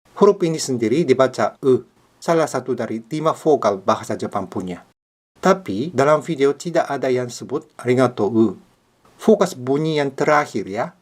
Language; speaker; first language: Indonesian; non-native, fluent; Japanese